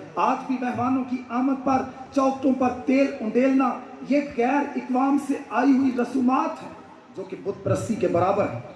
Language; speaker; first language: Urdu; non-native, local second language; Punjabi